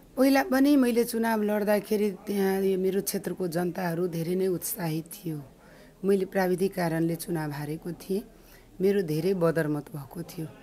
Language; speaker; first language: Nepali; non-native, local second language; Maithili